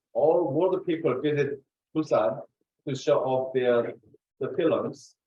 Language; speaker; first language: English; non-native, fluent; Korean